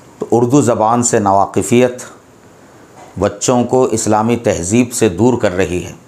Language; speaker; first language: Urdu; native; Urdu